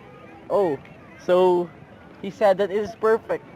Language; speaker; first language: English; non-native, learner; Filipino